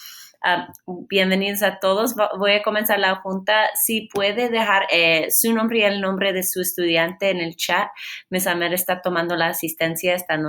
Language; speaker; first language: Spanish; non-native, fluent; English